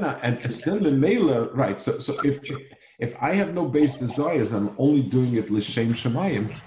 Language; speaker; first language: English; native; English